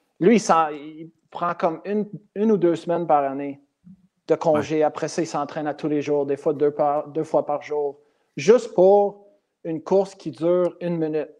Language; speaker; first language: French; non-native, local second language; English